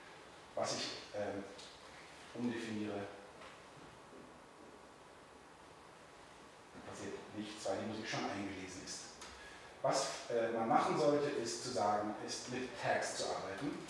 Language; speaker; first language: German; native; German